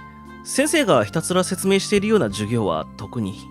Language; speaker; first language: Japanese; native; Japanese